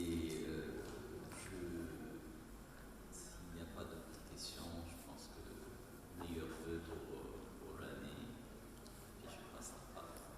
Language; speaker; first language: French; non-native, local second language; Arabic